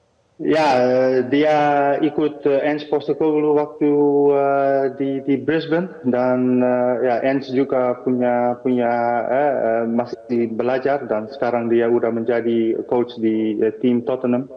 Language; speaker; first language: Indonesian; early bilingual, heritage; Dutch